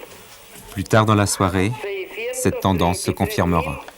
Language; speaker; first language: French; native; French